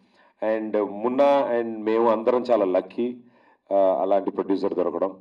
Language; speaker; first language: Telugu; native; Telugu